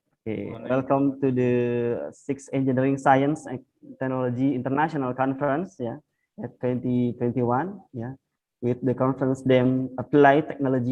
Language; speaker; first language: English; non-native, fluent; Indonesian